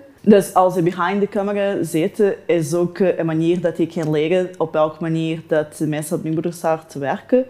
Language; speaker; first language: Dutch; non-native, learner; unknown